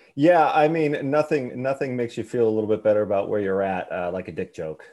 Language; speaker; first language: English; native; English